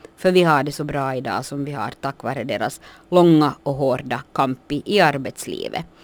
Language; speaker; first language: Swedish; native; Swedish